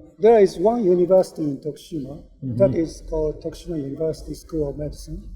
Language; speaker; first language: English; non-native, learner; Japanese